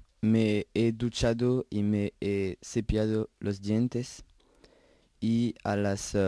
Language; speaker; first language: Spanish; non-native, learner; French